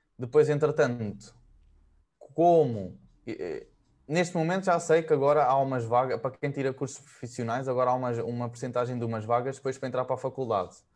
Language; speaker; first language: Portuguese; native; Portuguese